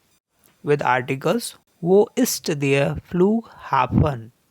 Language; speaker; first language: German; non-native, fluent; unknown